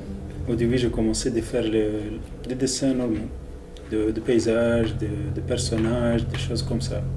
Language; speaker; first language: French; non-native, local second language; Arabic